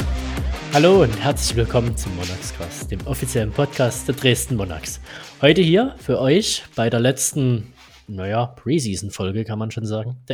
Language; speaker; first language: German; native; German